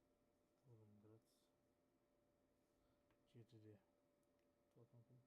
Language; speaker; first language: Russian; non-native, local second language; Kazakh